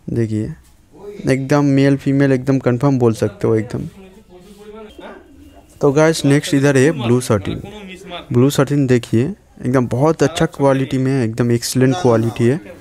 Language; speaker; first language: Hindi; non-native, local second language; Bangla